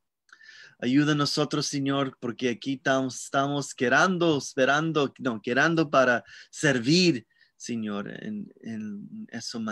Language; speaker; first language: Spanish; non-native, learner; English